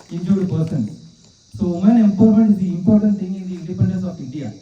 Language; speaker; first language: English; non-native, local second language; Tamil